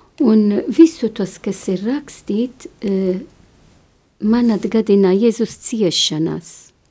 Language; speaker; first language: Latvian; non-native, fluent; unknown